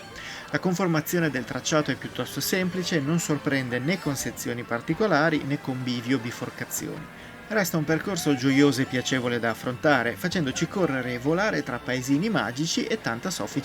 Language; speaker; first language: Italian; native; Italian